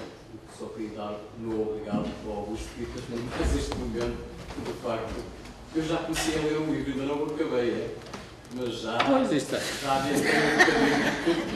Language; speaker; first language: Portuguese; native; Portuguese